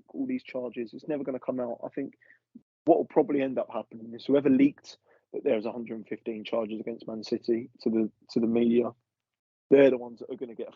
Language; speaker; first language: English; native; English